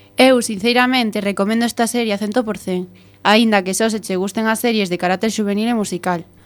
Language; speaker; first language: Galician; non-native, local second language; Spanish